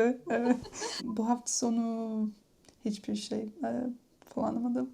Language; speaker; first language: Turkish; non-native, learner; English